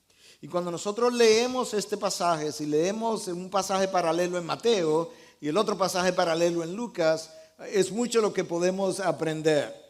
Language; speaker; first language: Spanish; native; Spanish